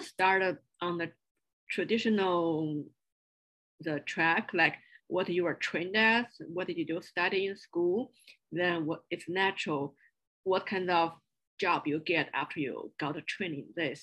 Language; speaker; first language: English; non-native, fluent; Chinese